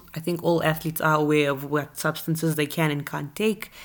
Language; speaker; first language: English; native; English